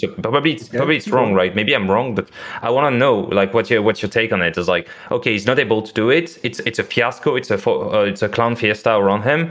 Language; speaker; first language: English; non-native, fluent; French